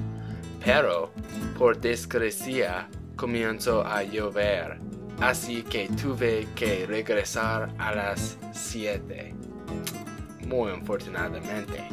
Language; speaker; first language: Spanish; non-native, learner; English